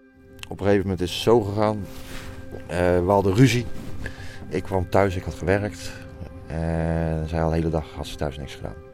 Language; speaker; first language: Dutch; native; Dutch